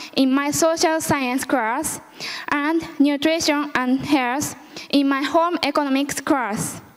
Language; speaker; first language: English; early bilingual, other home language; Japanese